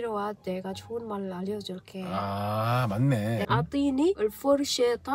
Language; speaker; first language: Korean; non-native, learner; Arabic